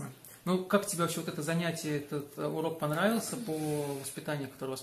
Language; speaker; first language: Russian; native; Russian